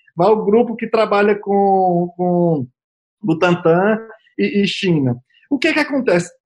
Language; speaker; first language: Portuguese; native; Portuguese